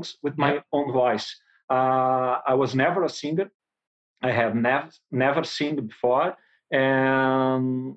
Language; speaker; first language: English; non-native, learner; Portuguese